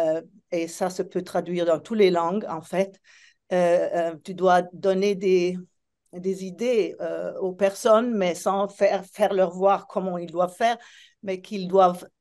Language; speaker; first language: French; non-native, fluent; Italian